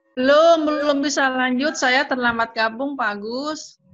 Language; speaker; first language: Indonesian; native; Indonesian